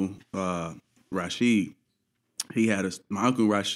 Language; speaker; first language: English; native; English